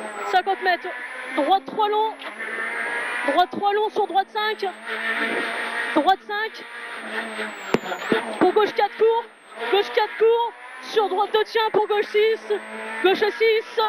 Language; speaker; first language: French; native; French